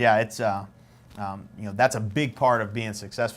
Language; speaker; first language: English; native; English